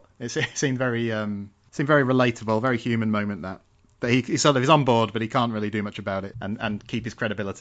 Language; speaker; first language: English; native; English